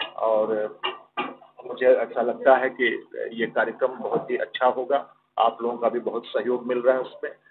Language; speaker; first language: Hindi; native; Hindi